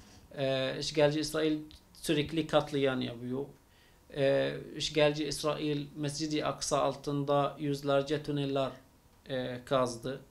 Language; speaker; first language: Turkish; non-native, fluent; Arabic